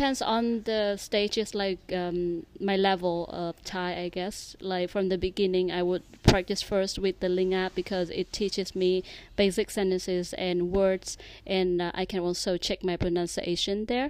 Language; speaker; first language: English; non-native, fluent; Vietnamese